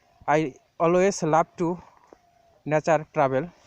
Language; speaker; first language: English; non-native, learner; Bangla